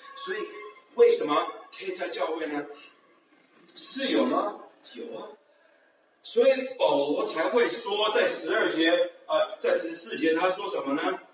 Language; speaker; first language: Chinese; early bilingual, heritage; Chinese